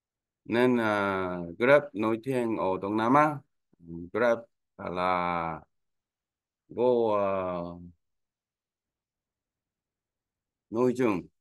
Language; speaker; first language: Vietnamese; non-native, learner; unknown